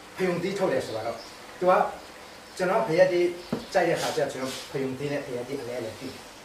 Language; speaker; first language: Burmese; non-native, local second language; Tedim Chin